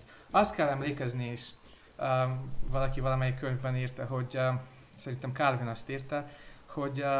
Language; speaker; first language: Hungarian; non-native, learner; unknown